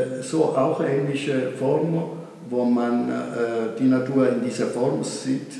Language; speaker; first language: German; non-native, learner; Italian